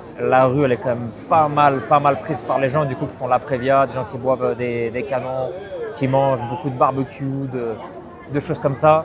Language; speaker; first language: French; native; French